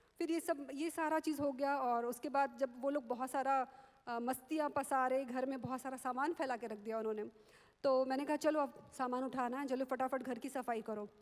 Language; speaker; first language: Hindi; non-native, local second language; Marathi